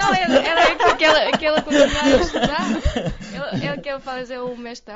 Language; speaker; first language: Portuguese; non-native, learner; Chinese